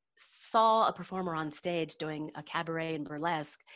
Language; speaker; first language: English; native; English